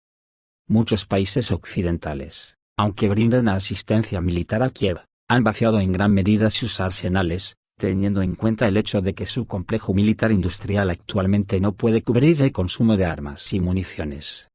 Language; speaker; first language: Spanish; native; Spanish